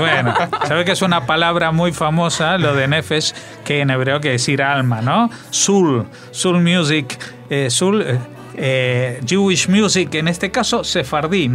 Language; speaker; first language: Spanish; native; Spanish